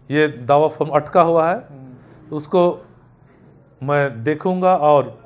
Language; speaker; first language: Hindi; native; Hindi